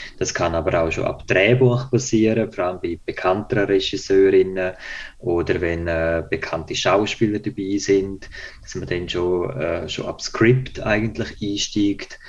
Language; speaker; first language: German; native; German